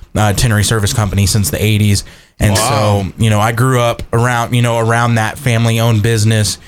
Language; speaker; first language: English; native; English